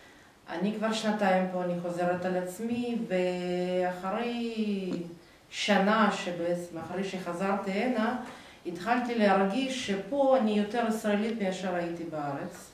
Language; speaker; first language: Hebrew; non-native, fluent; Russian